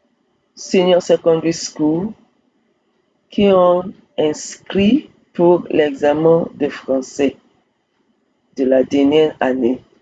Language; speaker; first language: French; non-native, fluent; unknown